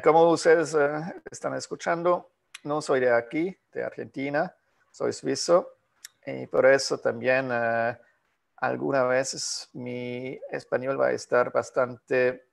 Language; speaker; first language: Spanish; non-native, fluent; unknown